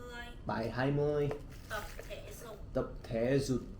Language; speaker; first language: Vietnamese; non-native, learner; Korean